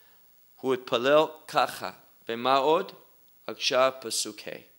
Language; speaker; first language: Hebrew; non-native, fluent; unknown